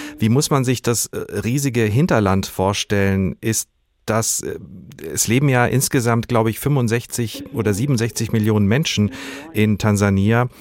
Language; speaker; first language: German; native; German